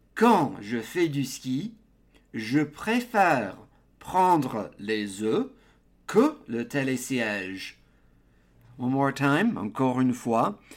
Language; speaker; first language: French; non-native, fluent; English